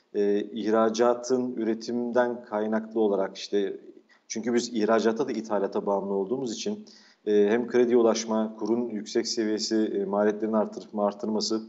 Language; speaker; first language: Turkish; native; Turkish